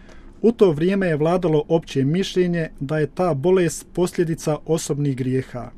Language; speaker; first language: Croatian; native; Croatian